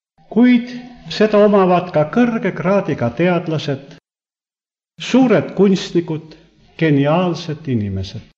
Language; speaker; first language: Estonian; native; Estonian